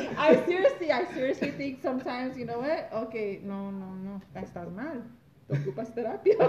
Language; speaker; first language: Spanish; early bilingual, heritage; Spanish